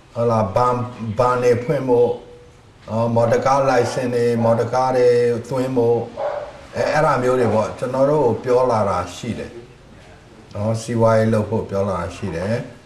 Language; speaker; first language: Burmese; non-native, local second language; Karen languages